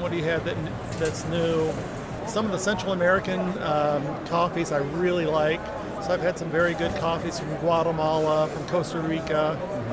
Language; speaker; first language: English; native; English